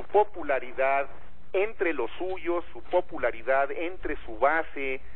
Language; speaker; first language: Spanish; native; Spanish